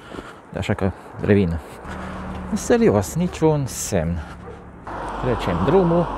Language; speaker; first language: Romanian; non-native, local second language; Hungarian